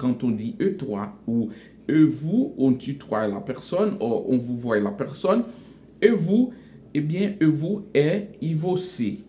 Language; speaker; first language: French; non-native, local second language; Haitian Creole